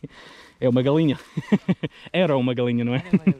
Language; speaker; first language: Portuguese; non-native, learner; English